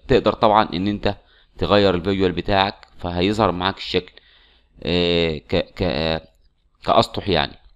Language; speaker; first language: Arabic; native; Arabic